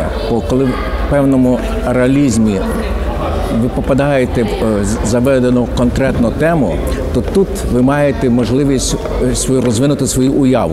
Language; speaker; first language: Ukrainian; native; Ukrainian